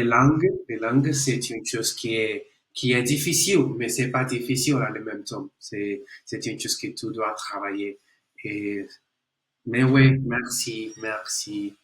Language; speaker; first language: French; non-native, learner; Spanish